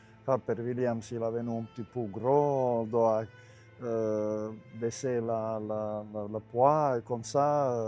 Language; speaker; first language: French; non-native, learner; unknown